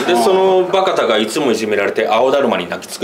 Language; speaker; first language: Japanese; native; Japanese